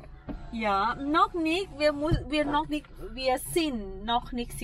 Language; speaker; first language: German; non-native, learner; Thai